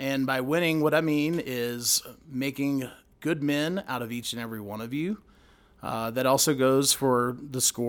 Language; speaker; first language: English; native; English